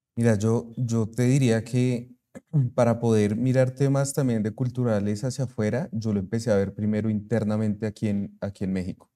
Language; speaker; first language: Spanish; native; Spanish